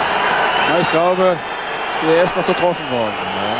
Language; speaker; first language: German; native; German